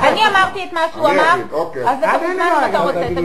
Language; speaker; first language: Hebrew; native; Hebrew